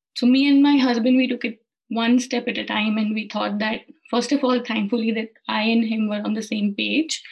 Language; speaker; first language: English; non-native, local second language; Hindi